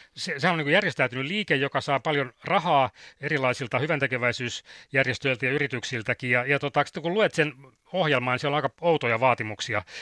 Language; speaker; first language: Finnish; native; Finnish